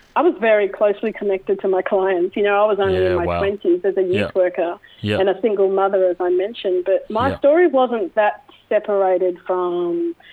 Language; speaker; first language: English; native; English